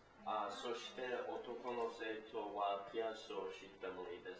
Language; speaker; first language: Japanese; non-native, learner; English